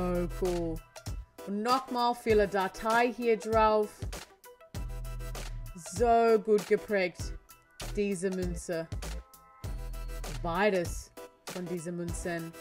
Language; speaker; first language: German; non-native, learner; English